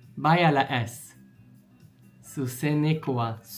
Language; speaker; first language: Basque; non-native, learner; English